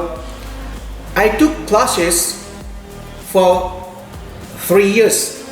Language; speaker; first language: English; non-native, fluent; Indonesian